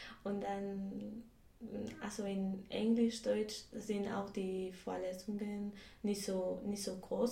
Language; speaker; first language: German; non-native, fluent; Spanish